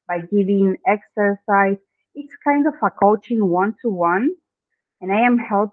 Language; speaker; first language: English; non-native, fluent; Spanish